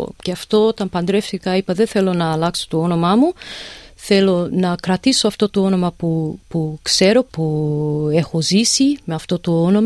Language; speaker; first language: Greek; early bilingual, heritage; English